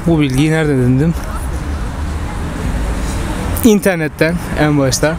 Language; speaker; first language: Turkish; native; Turkish